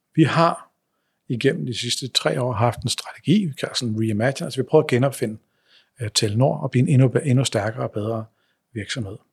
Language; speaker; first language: Danish; native; Danish